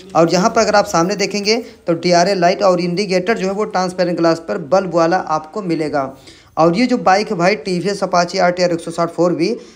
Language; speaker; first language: Hindi; native; Hindi